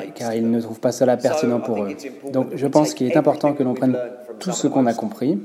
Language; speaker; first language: French; non-native, fluent; English